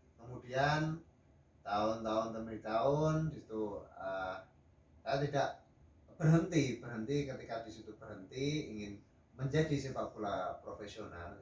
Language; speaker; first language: Indonesian; native; Indonesian